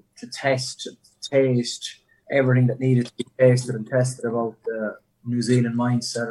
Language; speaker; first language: English; native; English